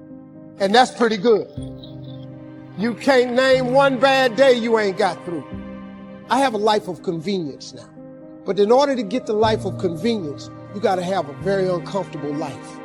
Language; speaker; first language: English; native; English